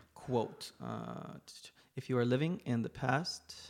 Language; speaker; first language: English; native; English